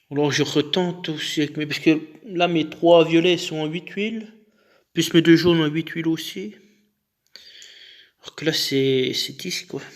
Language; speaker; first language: French; native; French